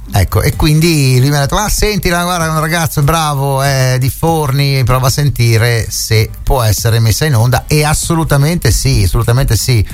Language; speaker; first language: Italian; native; Italian